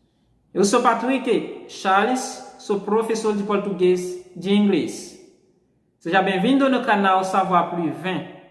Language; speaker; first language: Portuguese; non-native, fluent; Haitian Creole